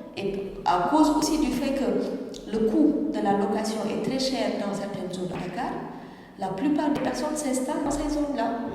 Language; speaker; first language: French; non-native, local second language; Wolof